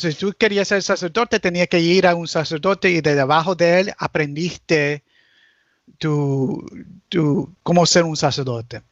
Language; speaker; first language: Spanish; early bilingual, heritage; Spanish